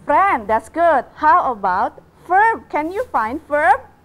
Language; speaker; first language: English; non-native, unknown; Indonesian